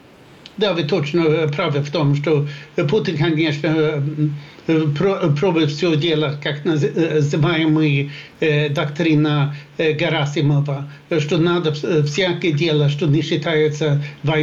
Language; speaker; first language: Russian; non-native, fluent; Swedish